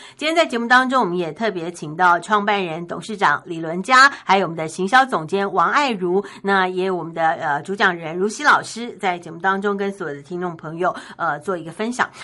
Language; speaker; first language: Chinese; native; Chinese